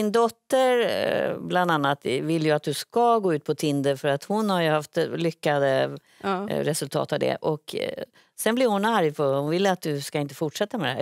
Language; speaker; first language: Swedish; native; Swedish